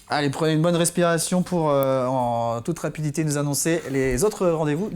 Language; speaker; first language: French; native; French